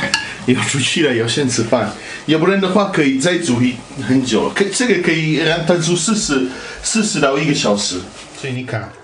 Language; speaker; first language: Chinese; non-native, fluent; Italian